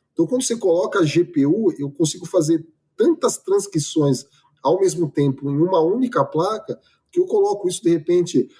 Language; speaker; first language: Portuguese; native; Portuguese